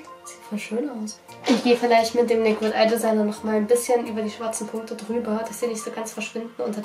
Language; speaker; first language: German; native; German